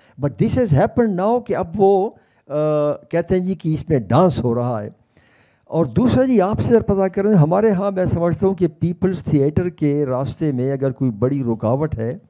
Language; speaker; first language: Urdu; native; Urdu